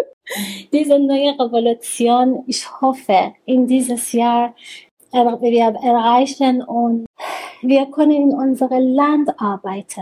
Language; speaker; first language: German; non-native, learner; Persian